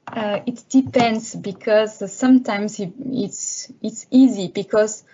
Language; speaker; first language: English; non-native, learner; French